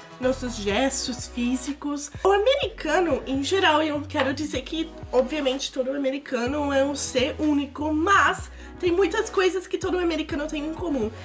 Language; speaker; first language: Portuguese; non-native, fluent; English